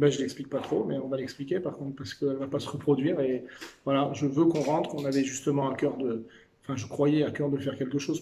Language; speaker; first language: French; native; French